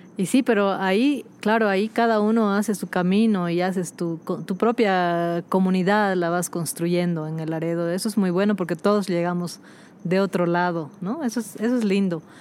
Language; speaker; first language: Spanish; native; Spanish